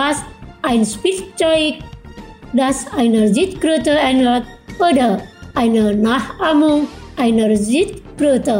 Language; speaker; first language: German; non-native, fluent; Indonesian